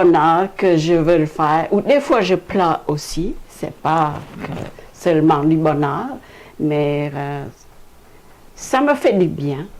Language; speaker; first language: French; non-native, fluent; Khmer